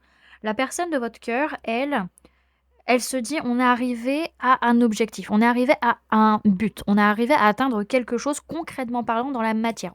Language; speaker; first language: French; native; French